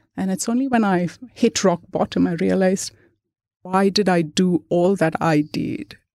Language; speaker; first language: English; non-native, local second language; Malayalam